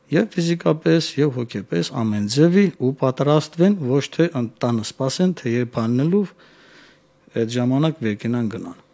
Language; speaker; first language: Armenian; native; Armenian